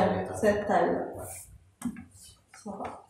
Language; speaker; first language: French; non-native, fluent; Portuguese